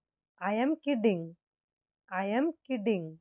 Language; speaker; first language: English; non-native, local second language; Tamil